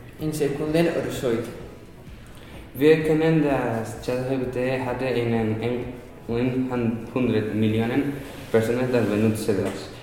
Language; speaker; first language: German; non-native, learner; Spanish